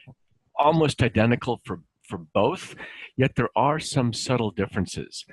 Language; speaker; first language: English; native; English